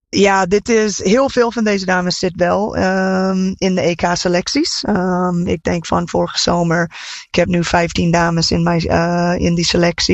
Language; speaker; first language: Dutch; non-native, fluent; English